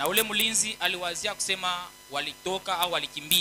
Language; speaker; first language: Swahili; native; Swahili